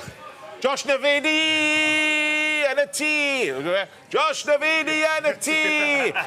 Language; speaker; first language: Welsh; non-native, learner; English